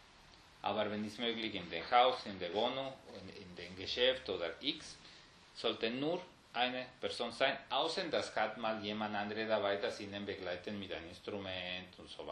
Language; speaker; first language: German; non-native, fluent; Spanish